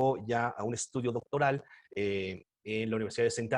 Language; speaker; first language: Spanish; native; Spanish